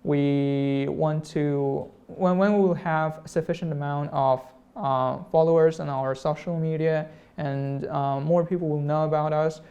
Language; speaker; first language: English; non-native, fluent; Russian